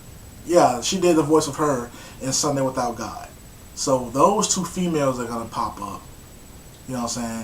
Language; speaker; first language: English; native; English